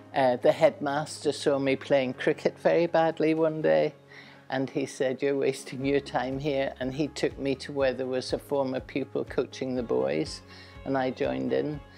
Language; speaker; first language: English; native; English